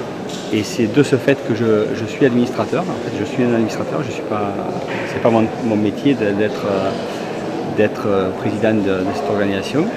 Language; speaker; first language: French; native; French